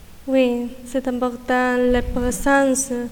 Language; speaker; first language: French; non-native, learner; Spanish